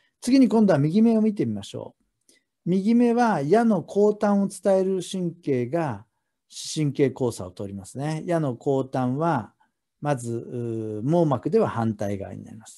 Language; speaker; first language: Japanese; native; Japanese